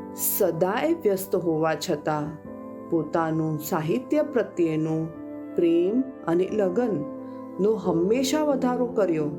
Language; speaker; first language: Gujarati; non-native, local second language; Kachhi